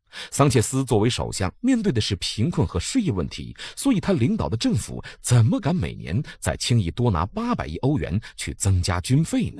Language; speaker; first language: Chinese; native; Chinese